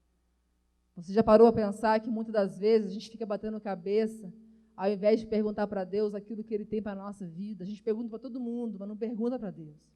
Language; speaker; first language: Portuguese; native; Portuguese